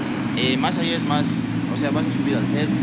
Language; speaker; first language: Spanish; native; Spanish